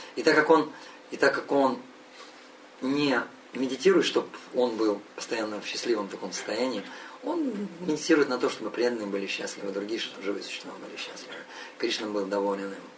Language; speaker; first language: Russian; native; Russian